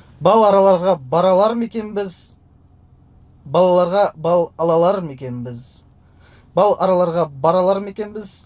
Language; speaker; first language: Kazakh; non-native, local second language; Russian